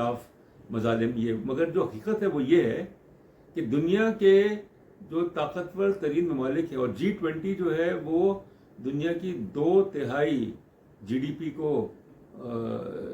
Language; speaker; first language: Urdu; native; Urdu